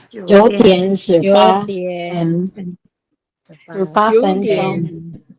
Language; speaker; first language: Chinese; non-native, learner; Filipino